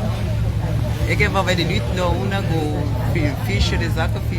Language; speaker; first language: German; non-native, learner; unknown